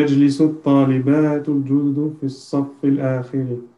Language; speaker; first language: Arabic; non-native, learner; French